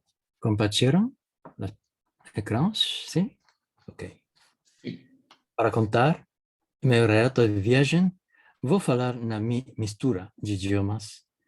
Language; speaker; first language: Portuguese; non-native, fluent; Japanese